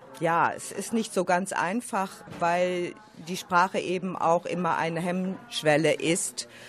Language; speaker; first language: German; native; German